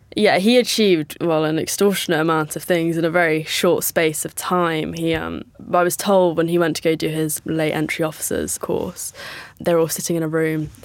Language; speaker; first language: English; native; English